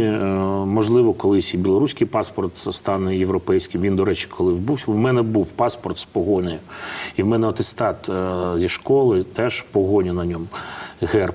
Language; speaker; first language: Ukrainian; non-native, fluent; Russian